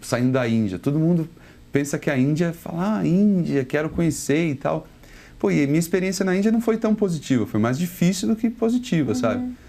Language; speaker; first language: Portuguese; native; Portuguese